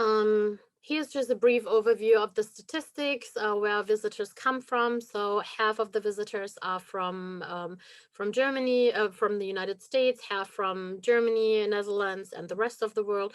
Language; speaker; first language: English; non-native, fluent; German